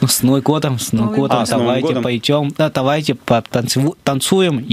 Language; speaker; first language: Russian; non-native, fluent; Chinese